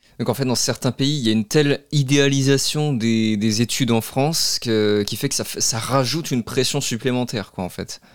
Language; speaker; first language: French; native; French